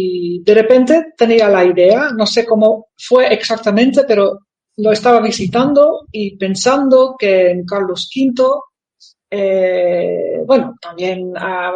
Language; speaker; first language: Spanish; non-native, fluent; Dutch